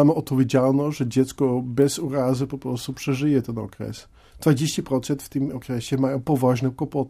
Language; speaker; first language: Polish; non-native, fluent; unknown